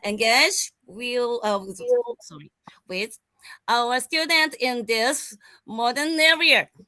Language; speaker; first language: English; non-native, learner; Japanese